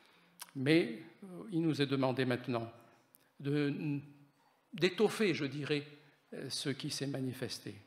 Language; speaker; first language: French; native; French